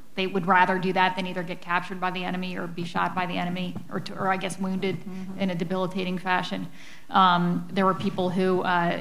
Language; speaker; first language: English; native; English